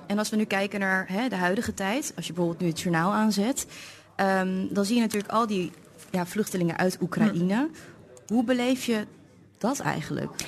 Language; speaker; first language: Dutch; native; Dutch